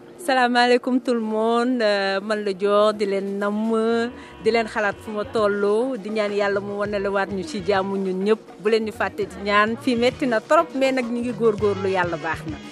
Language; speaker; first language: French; non-native, local second language; Wolof